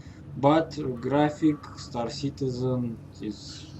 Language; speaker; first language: English; non-native, learner; Russian